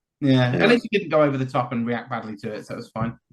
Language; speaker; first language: English; native; English